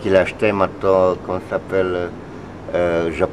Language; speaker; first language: French; non-native, learner; Russian